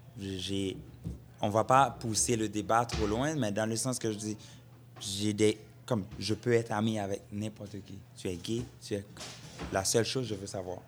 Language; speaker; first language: French; non-native, local second language; Haitian Creole